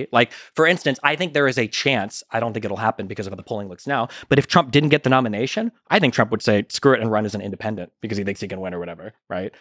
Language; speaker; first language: English; native; English